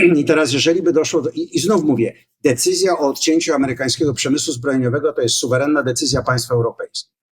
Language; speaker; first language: Polish; native; Polish